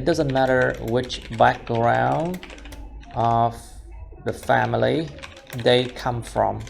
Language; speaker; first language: English; non-native, fluent; Vietnamese